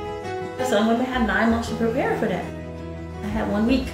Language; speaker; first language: English; native; English